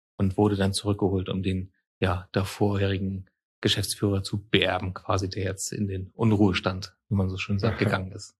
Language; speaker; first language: German; native; German